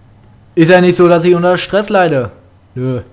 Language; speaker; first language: German; native; German